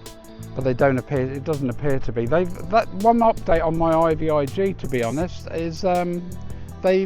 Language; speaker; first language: English; native; English